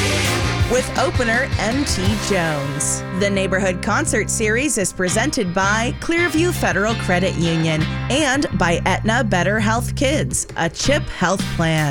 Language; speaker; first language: English; native; English